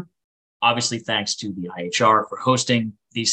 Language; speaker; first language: English; native; English